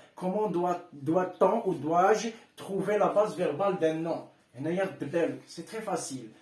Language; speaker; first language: French; non-native, local second language; Arabic